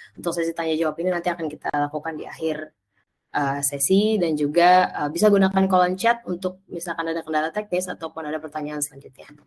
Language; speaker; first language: Indonesian; native; Indonesian